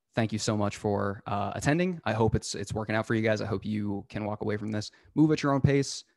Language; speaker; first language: English; native; English